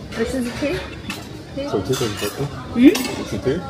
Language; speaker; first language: German; non-native, learner; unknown